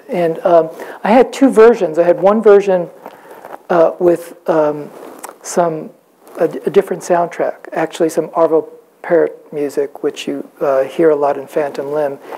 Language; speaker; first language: English; native; English